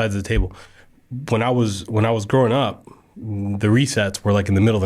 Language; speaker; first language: English; native; English